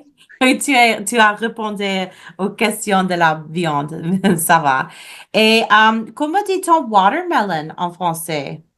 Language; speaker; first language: French; non-native, fluent; English